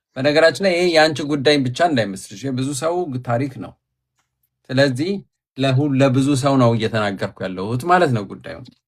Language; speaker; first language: Amharic; native; Amharic